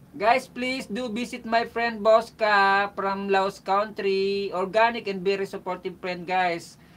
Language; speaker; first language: Filipino; non-native, local second language; Bikol